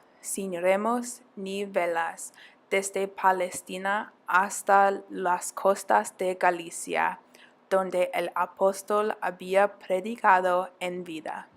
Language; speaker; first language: Spanish; non-native, learner; English